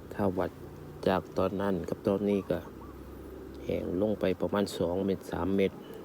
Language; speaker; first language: Thai; native; Thai